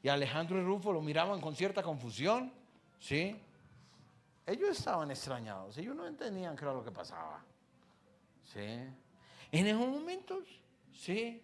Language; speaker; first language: Spanish; native; Spanish